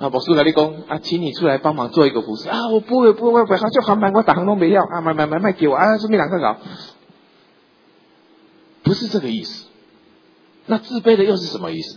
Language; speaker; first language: Chinese; native; Chinese